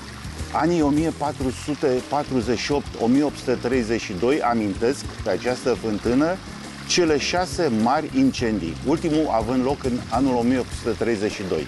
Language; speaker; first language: Romanian; native; Romanian